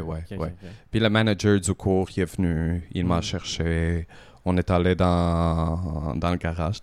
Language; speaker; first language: French; native; French